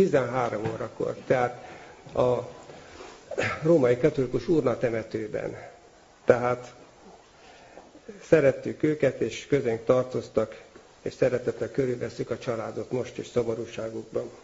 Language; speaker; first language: Hungarian; native; Hungarian